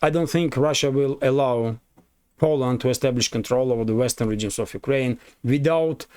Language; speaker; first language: English; non-native, fluent; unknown